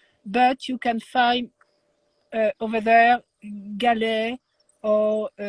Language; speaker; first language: English; non-native, learner; French